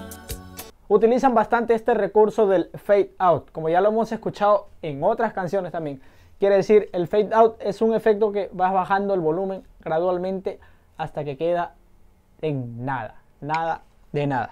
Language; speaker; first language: Spanish; native; Spanish